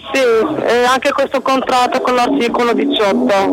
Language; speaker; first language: Italian; non-native, learner; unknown